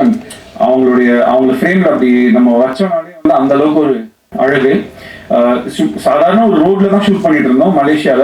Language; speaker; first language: Tamil; native; Tamil